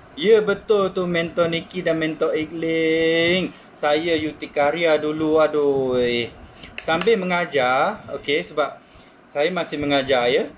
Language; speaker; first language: Malay; non-native, local second language; Chinese